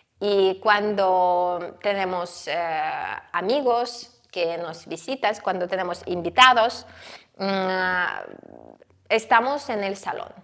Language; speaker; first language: Spanish; non-native, fluent; Ukrainian